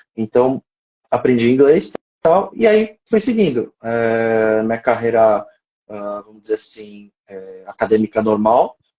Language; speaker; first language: Portuguese; early bilingual, other home language; Japanese